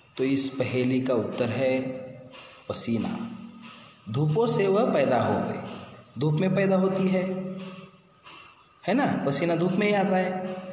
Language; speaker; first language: Hindi; non-native, local second language; Marathi